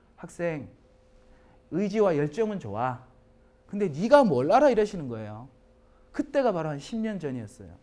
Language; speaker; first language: Korean; native; Korean